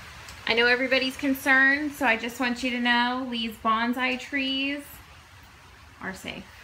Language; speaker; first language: English; native; English